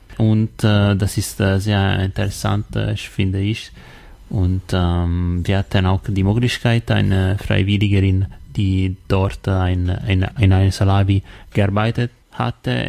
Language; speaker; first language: German; non-native, learner; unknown